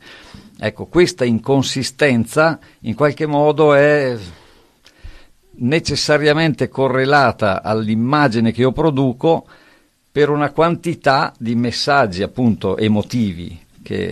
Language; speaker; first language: Italian; native; Italian